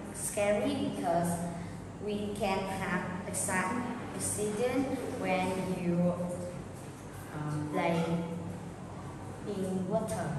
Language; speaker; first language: English; non-native, learner; Vietnamese